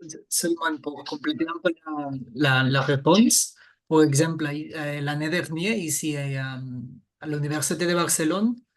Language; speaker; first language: French; non-native, fluent; Catalan